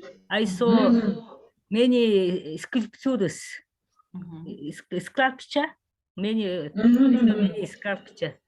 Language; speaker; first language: English; non-native, learner; Mongolian